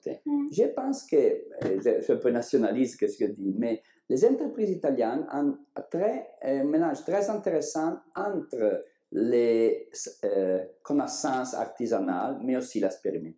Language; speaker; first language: French; non-native, learner; Italian